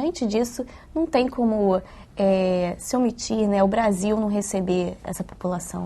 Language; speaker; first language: Portuguese; native; Portuguese